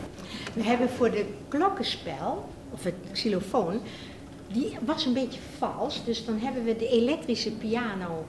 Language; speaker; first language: Dutch; native; Dutch